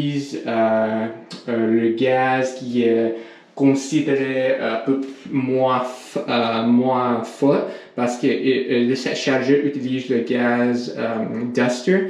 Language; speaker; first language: French; non-native, learner; English